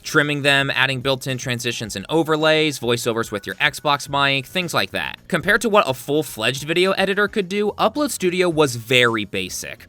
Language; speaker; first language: English; native; English